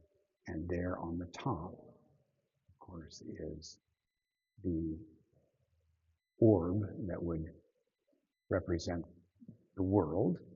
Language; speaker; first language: English; native; English